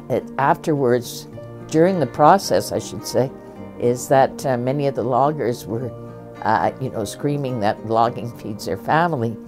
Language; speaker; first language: English; native; English